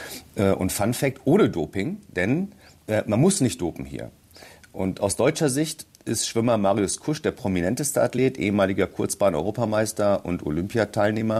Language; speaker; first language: German; native; German